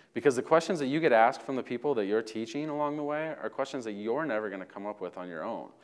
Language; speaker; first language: English; native; English